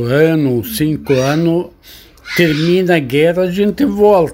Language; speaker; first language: Portuguese; non-native, learner; Arabic